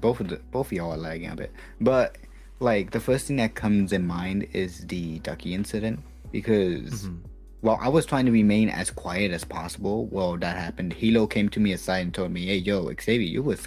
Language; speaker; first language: English; non-native, fluent; Spanish